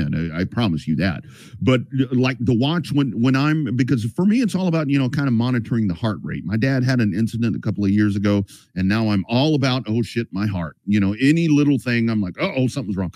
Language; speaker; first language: English; native; English